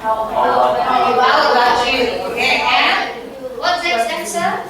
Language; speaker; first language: English; non-native, fluent; Indonesian